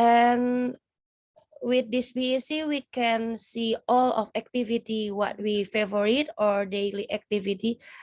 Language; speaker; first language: English; non-native, learner; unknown